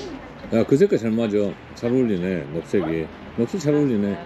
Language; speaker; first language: Korean; native; Korean